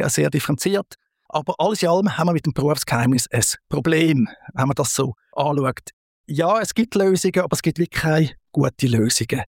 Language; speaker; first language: German; native; German